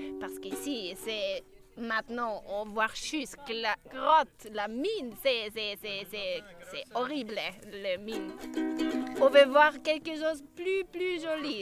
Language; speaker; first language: French; non-native, learner; German